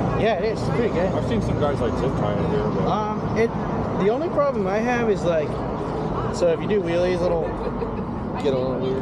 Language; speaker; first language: English; native; English